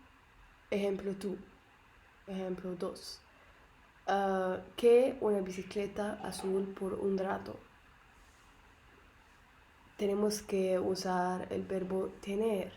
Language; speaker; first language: Spanish; non-native, learner; Arabic